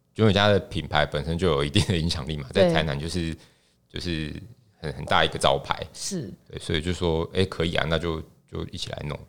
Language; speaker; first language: Chinese; native; Chinese